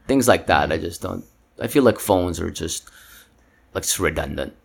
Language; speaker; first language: English; non-native, local second language; Filipino